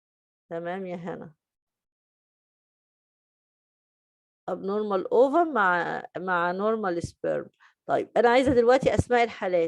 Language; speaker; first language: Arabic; native; Arabic